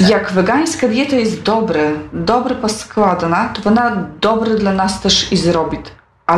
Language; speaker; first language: Polish; non-native, local second language; Belarusian